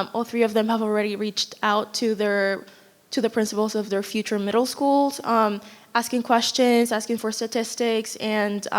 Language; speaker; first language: English; non-native, fluent; Spanish